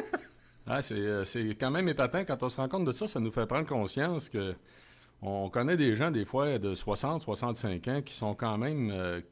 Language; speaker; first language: French; native; French